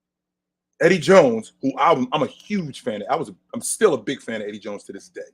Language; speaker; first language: English; native; English